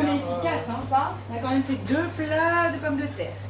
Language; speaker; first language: French; native; French